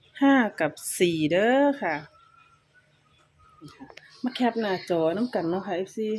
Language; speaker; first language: Thai; non-native, local second language; Lao